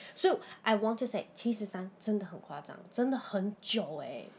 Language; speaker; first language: Chinese; native; Chinese